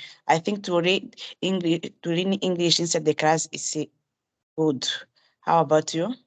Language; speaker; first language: English; non-native, learner; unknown